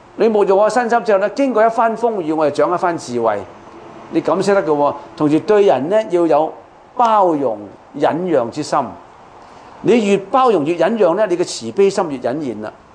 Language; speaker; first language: Chinese; non-native, local second language; Cantonese